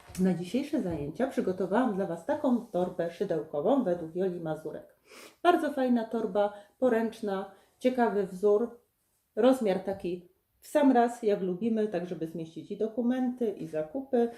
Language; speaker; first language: Polish; native; Polish